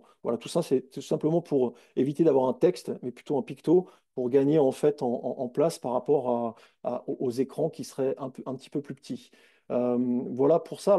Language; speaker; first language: French; native; French